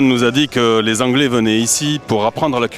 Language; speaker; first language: French; native; French